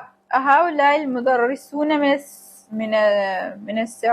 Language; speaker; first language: Arabic; non-native, learner; Urdu